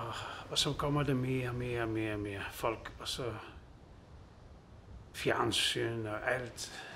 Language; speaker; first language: Danish; non-native, local second language; Kalaallisut